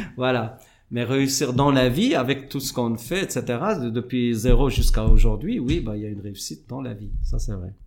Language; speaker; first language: French; non-native, local second language; Arabic